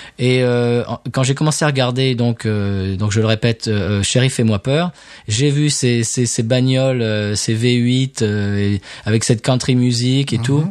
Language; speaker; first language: French; native; French